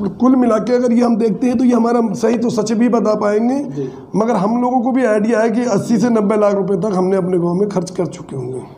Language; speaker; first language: Hindi; native; Hindi